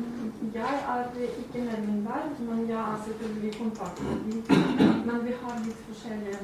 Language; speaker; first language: Norwegian; non-native, fluent; Ukrainian